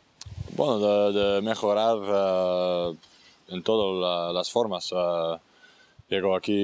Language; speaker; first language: Spanish; non-native, fluent; English